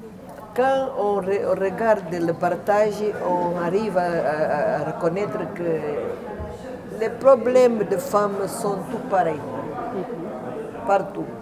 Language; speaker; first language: French; non-native, fluent; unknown